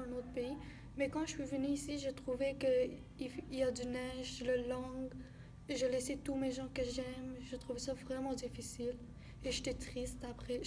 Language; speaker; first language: French; early bilingual, other home language; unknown